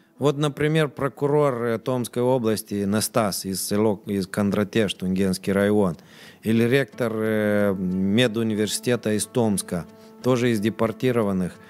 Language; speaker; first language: Russian; non-native, local second language; Romanian